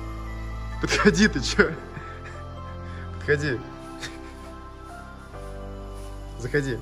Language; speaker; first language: Russian; native; Russian